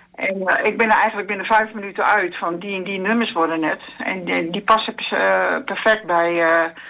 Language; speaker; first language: Dutch; native; Dutch